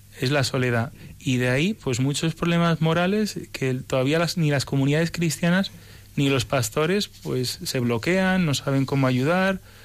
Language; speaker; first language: Spanish; early bilingual, other home language; English